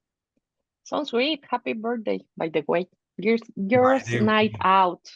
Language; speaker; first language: English; non-native, fluent; Spanish